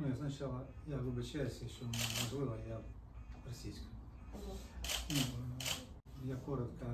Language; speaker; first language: Ukrainian; non-native, local second language; Russian